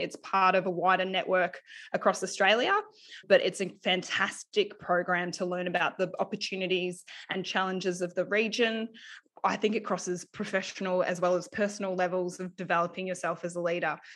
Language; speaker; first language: English; native; English